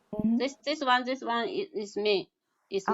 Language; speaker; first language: English; non-native, learner; Chinese